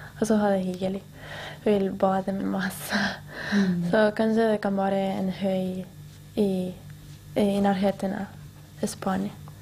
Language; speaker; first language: Norwegian; non-native, learner; Spanish